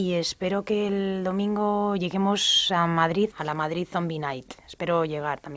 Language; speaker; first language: Spanish; native; Spanish